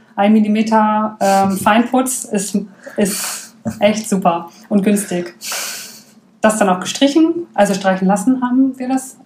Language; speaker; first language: German; native; German